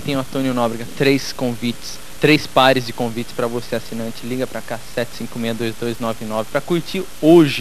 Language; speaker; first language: Portuguese; native; Portuguese